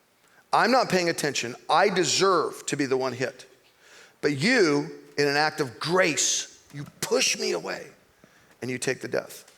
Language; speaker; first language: English; native; English